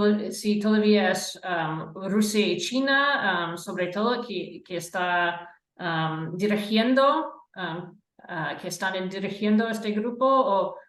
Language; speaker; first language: Spanish; non-native, fluent; English